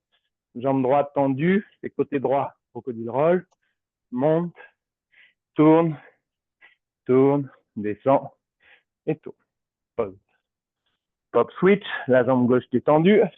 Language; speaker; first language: French; native; French